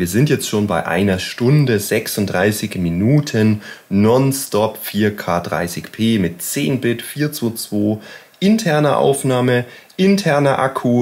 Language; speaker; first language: German; native; German